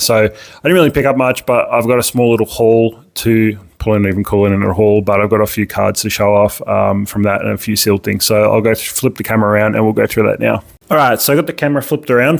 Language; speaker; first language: English; native; English